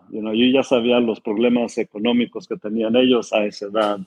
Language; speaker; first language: Spanish; early bilingual, heritage; Spanish